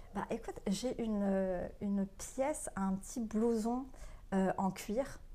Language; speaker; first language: French; non-native, local second language; Arabic